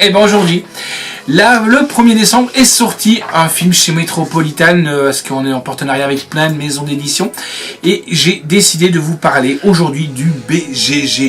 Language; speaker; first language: French; native; French